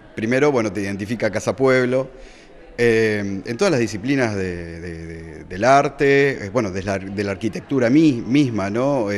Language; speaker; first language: Spanish; native; Spanish